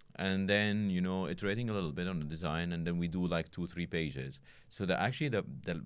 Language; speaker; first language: English; non-native, fluent; Arabic